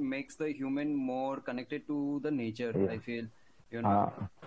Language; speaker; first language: English; non-native, local second language; Hindi